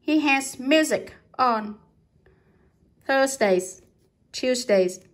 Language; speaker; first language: English; non-native, fluent; Vietnamese